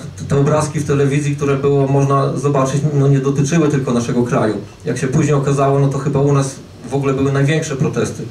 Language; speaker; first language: Polish; native; Polish